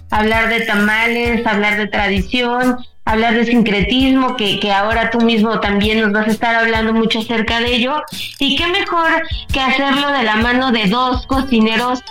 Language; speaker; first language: Spanish; native; Spanish